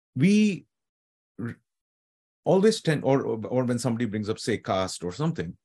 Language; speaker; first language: English; non-native, local second language; Telugu